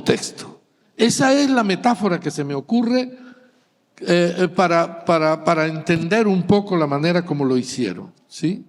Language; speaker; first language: Spanish; native; Spanish